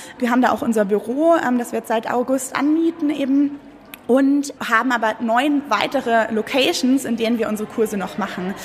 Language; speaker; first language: German; native; German